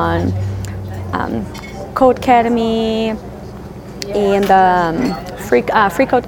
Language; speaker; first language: English; non-native, fluent; Portuguese